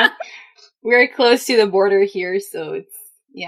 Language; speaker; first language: English; non-native, fluent; Spanish